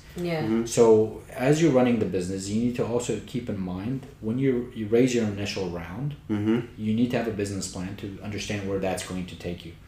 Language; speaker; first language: English; native; English